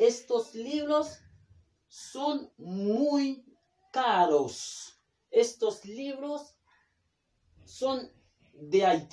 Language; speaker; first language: Spanish; non-native, fluent; Haitian Creole